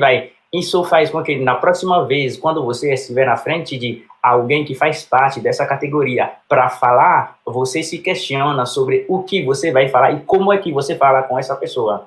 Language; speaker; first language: Portuguese; non-native, fluent; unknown